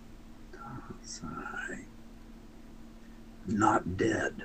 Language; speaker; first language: Chinese; non-native, learner; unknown